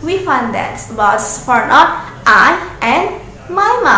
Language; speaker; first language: English; non-native, learner; Indonesian